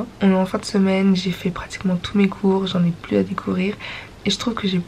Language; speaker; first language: French; native; French